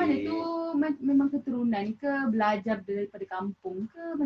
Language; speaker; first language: Malay; native; Malay